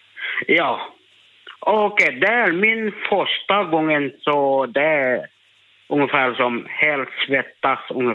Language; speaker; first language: Swedish; non-native, learner; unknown